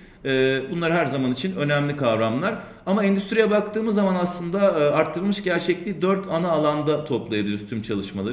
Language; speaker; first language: Turkish; native; Turkish